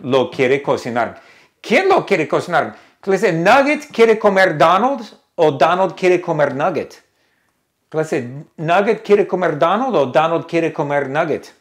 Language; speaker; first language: Spanish; non-native, fluent; English